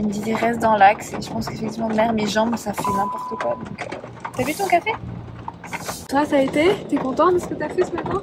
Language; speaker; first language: French; native; French